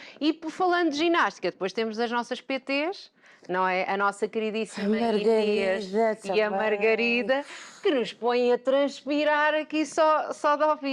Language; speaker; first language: Portuguese; native; Portuguese